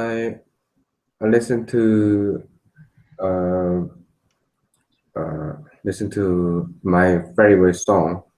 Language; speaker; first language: English; non-native, learner; Korean